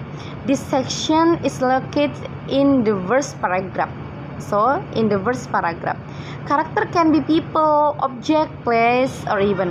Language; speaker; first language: English; non-native, fluent; Indonesian